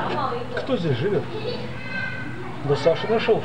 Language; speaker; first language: Russian; native; Russian